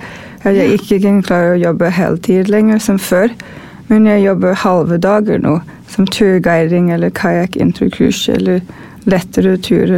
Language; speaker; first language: Norwegian; non-native, fluent; English